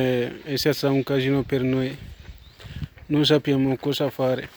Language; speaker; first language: Italian; non-native, learner; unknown